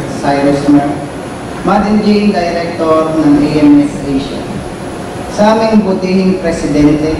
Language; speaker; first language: Filipino; native; Filipino